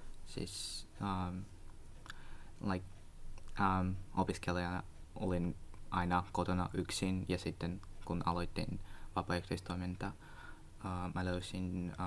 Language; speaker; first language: Finnish; non-native, learner; Russian